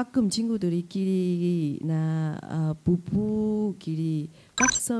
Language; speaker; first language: Korean; non-native, fluent; Vietnamese